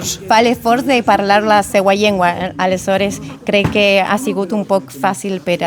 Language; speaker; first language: Catalan; non-native, fluent; Spanish